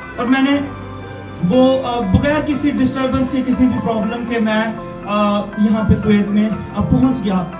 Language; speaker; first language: Urdu; non-native, local second language; Punjabi